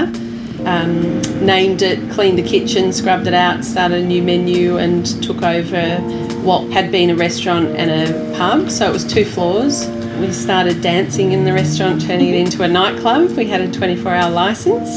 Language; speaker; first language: English; native; English